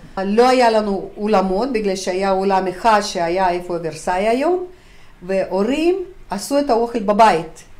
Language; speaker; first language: Hebrew; non-native, fluent; Russian